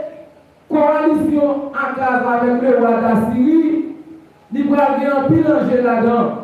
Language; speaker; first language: French; non-native, local second language; Haitian Creole